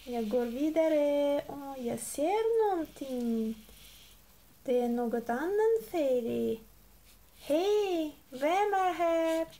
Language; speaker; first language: Swedish; non-native, learner; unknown